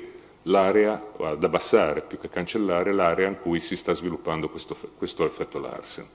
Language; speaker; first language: Italian; native; Italian